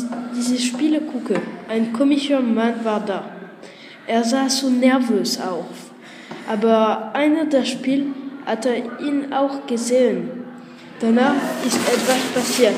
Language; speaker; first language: German; non-native, learner; French